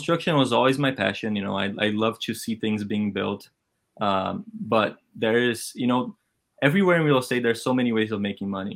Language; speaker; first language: English; non-native, fluent; Portuguese